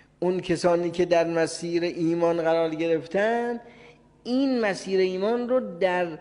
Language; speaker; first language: Persian; native; Persian